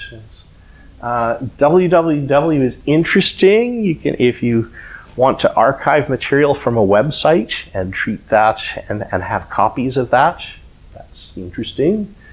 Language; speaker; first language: English; native; English